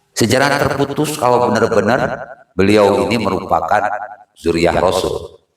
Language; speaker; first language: Indonesian; non-native, local second language; Sundanese